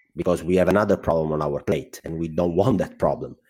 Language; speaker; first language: English; non-native, fluent; Italian